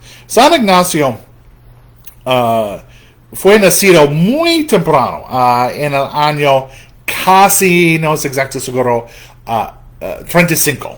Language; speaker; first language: Spanish; non-native, fluent; English